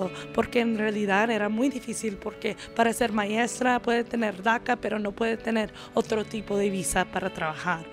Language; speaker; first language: Spanish; early bilingual, other home language; English